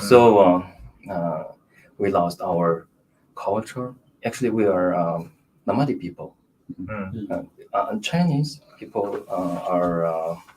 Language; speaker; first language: English; non-native, learner; Mongolian